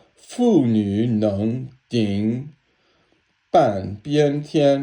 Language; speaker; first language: Chinese; non-native, learner; English